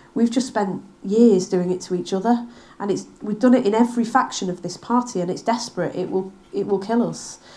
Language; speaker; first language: English; native; English